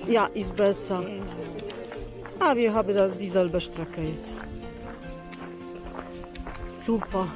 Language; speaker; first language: German; non-native, learner; Polish